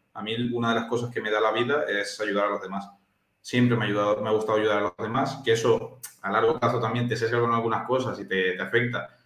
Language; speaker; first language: Spanish; native; Spanish